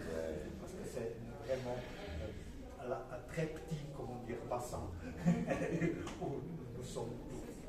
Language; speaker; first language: French; non-native, fluent; Czech